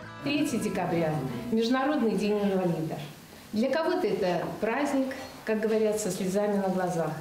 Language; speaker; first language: Russian; native; Russian